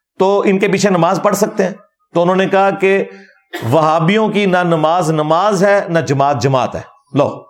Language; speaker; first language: Urdu; non-native, local second language; Punjabi